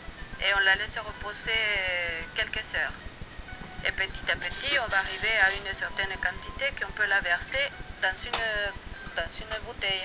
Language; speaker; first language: French; non-native, fluent; Spanish